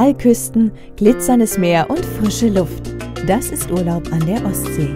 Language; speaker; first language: German; native; German